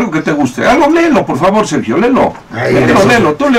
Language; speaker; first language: Spanish; native; Spanish